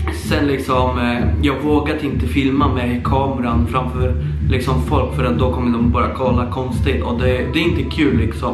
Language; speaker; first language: Swedish; early bilingual, other home language; Polish